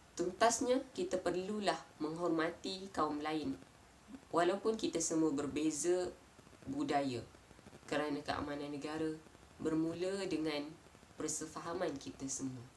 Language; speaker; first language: Malay; native; Malay